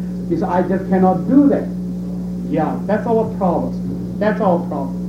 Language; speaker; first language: English; non-native, fluent; Chinese